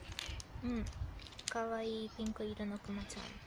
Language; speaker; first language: Japanese; non-native, fluent; German